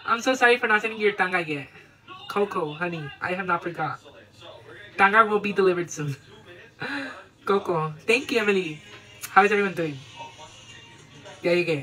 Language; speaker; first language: English; early bilingual, other home language; Spanish